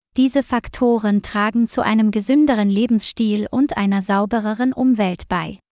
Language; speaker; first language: German; non-native, learner; Vietnamese